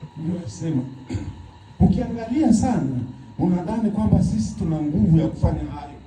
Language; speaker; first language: Swahili; native; Swahili